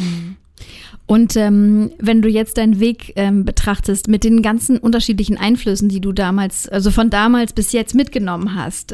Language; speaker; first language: German; native; German